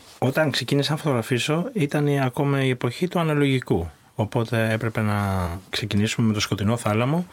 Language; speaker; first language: Greek; early bilingual, other home language; Albanian